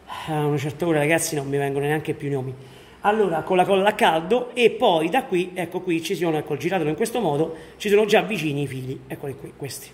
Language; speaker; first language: Italian; native; Italian